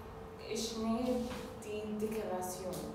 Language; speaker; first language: German; non-native, learner; Arabic